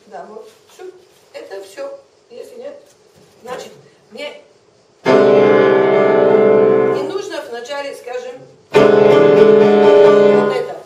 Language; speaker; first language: Russian; non-native, fluent; Bulgarian